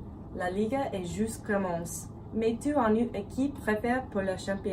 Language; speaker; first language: French; non-native, learner; English